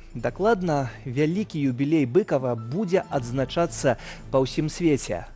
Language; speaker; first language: Belarusian; native; Belarusian